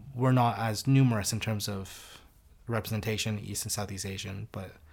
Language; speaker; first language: English; native; English